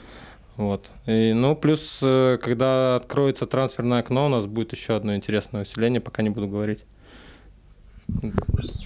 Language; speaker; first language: Russian; native; Russian